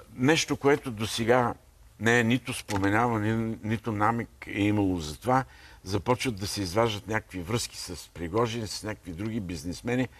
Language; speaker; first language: Bulgarian; native; Bulgarian